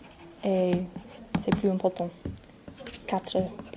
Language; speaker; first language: French; non-native, learner; English